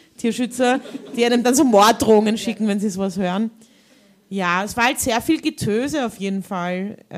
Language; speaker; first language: German; native; German